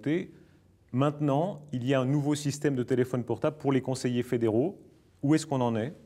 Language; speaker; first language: French; native; French